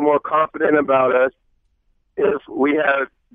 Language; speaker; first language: English; native; English